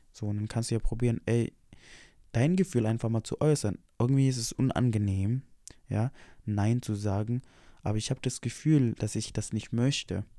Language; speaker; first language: German; non-native, fluent; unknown